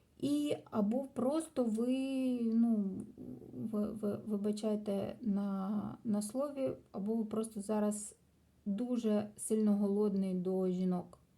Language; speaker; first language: Ukrainian; non-native, local second language; Russian